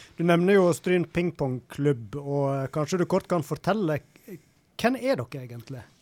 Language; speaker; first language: Norwegian; native; Norwegian